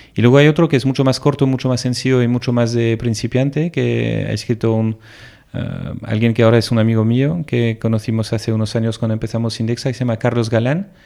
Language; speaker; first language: Spanish; non-native, fluent; French